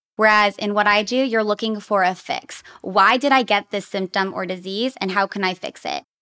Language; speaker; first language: English; native; English